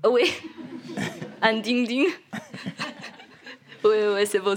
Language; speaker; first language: French; non-native, learner; Chinese